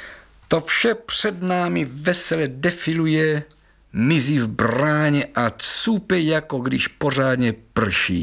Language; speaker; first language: Czech; native; Czech